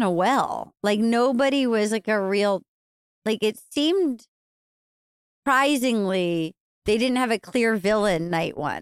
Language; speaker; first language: English; native; English